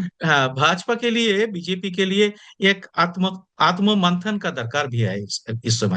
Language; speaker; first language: Hindi; non-native, local second language; Bangla